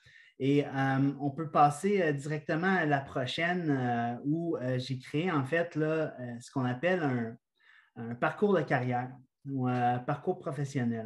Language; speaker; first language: French; native; French